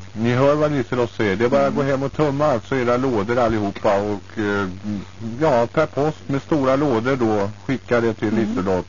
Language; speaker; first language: Swedish; native; Swedish